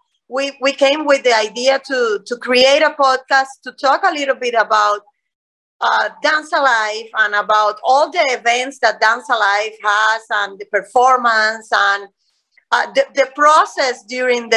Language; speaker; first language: English; non-native, fluent; Spanish